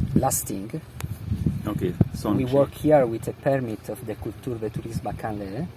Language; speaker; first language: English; non-native, fluent; Italian